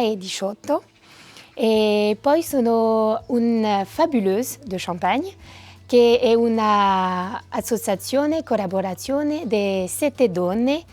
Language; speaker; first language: Italian; non-native, fluent; French